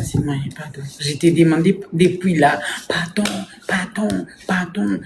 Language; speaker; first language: French; non-native, local second language; Lingala